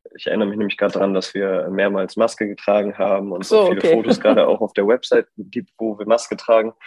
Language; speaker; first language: German; native; German